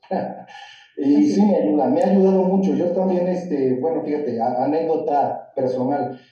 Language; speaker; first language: Spanish; native; Spanish